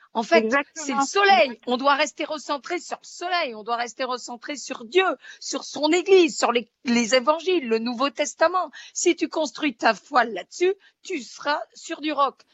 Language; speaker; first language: French; native; French